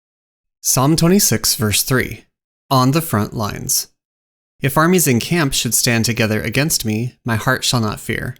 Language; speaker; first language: English; native; English